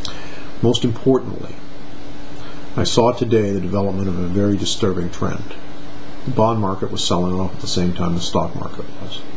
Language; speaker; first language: English; native; English